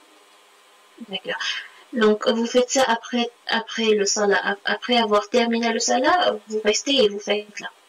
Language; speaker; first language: French; non-native, local second language; Arabic